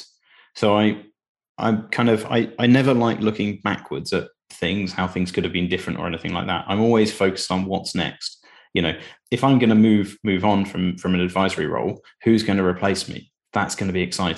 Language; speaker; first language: English; native; English